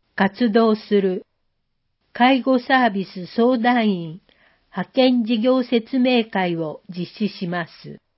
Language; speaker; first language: Japanese; native; Japanese